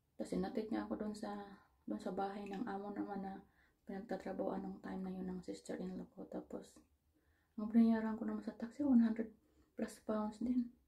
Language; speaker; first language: Filipino; native; Filipino